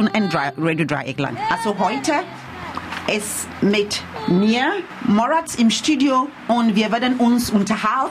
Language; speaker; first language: German; non-native, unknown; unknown